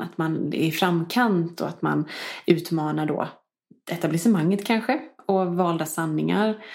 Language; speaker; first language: Swedish; native; Swedish